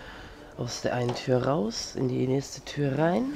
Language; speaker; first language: German; native; German